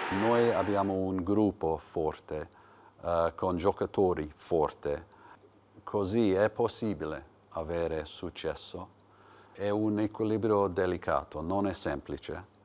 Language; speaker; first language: Italian; non-native, learner; English